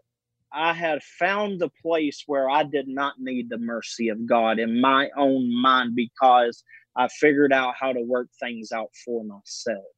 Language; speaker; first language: English; native; English